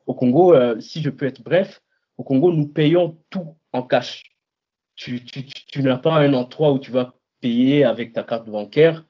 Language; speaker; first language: French; non-native, local second language; Lingala